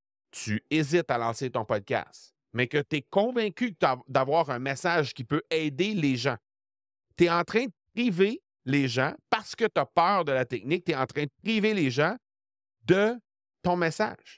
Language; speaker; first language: French; native; French